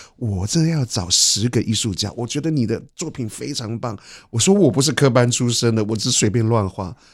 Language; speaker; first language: Chinese; native; Chinese